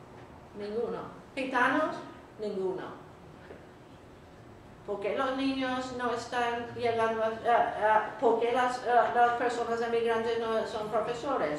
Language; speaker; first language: Spanish; non-native, fluent; English